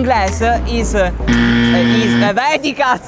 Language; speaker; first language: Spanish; non-native, learner; Italian